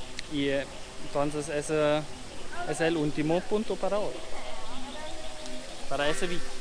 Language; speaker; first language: Spanish; non-native, learner; German